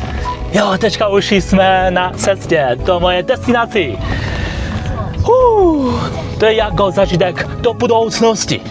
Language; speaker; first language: Czech; non-native, learner; Chinese